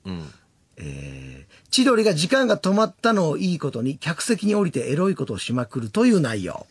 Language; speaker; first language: Japanese; native; Japanese